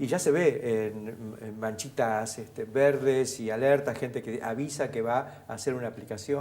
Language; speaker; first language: Spanish; native; Spanish